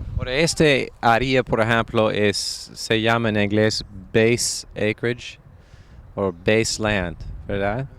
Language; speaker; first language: Spanish; non-native, learner; English